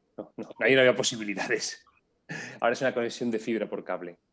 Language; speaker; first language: Spanish; native; Spanish